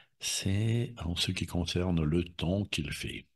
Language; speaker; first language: French; non-native, fluent; Russian